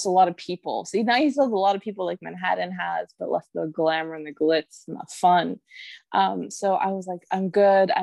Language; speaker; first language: English; native; English